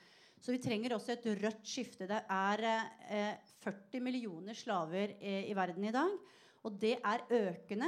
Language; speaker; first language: Norwegian; native; Norwegian